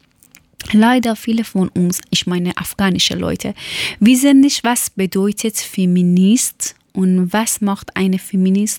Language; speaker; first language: German; non-native, learner; Persian